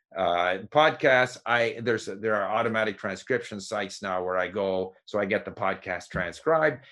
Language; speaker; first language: English; native; English